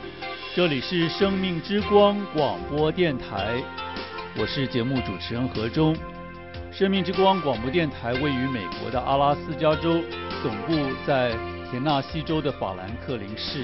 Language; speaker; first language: Chinese; native; Chinese